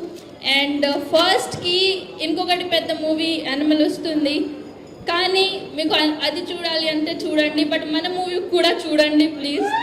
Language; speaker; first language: Telugu; non-native, learner; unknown